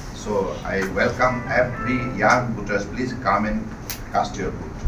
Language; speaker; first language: English; non-native, local second language; Assamese